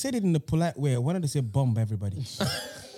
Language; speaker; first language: English; non-native, local second language; Igbo